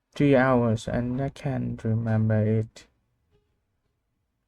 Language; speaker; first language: English; non-native, learner; Vietnamese